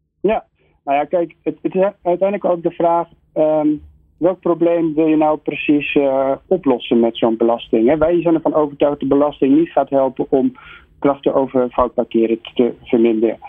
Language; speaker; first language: Dutch; native; Dutch